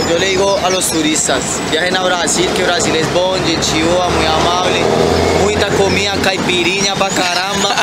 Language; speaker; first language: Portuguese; non-native, learner; Spanish